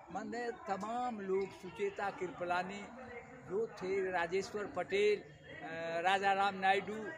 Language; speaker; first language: Hindi; native; Hindi